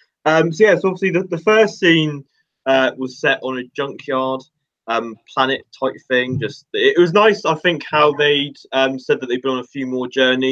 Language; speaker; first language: English; native; English